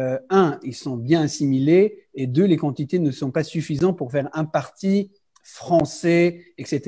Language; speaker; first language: French; early bilingual, heritage; French